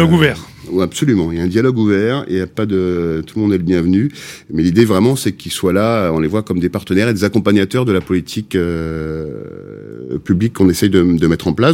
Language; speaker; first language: French; native; French